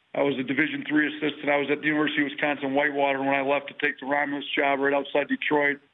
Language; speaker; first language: English; native; English